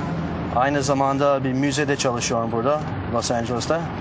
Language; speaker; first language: Turkish; early bilingual, heritage; English